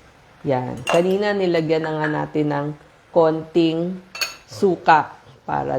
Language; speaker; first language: Filipino; native; Filipino